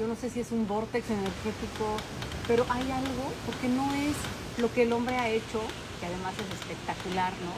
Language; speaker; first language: Spanish; early bilingual, other home language; Polish